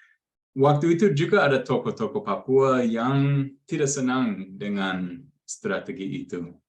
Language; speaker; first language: Indonesian; non-native, fluent; English